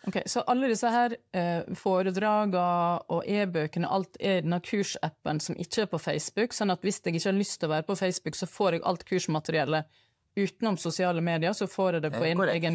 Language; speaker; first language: Norwegian; native; Norwegian